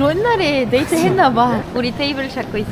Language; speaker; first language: Korean; non-native, fluent; French